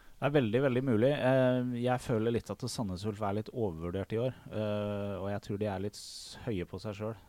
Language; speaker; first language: Norwegian; native; Norwegian